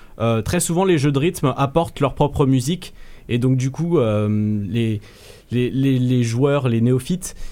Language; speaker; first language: French; native; French